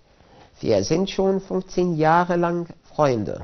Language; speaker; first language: German; non-native, fluent; Arabic